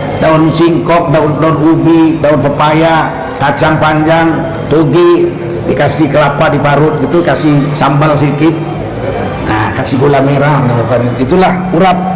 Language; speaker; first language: Indonesian; native; Indonesian